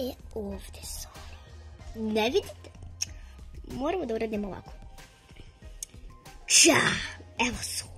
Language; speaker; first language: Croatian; early bilingual, other home language; Russian